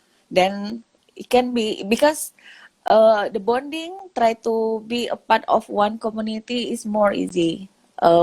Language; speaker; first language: English; non-native, local second language; Indonesian